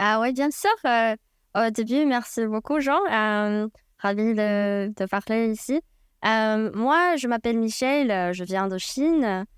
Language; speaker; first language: French; non-native, fluent; Chinese